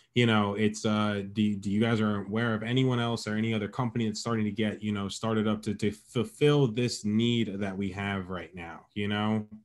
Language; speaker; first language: English; native; English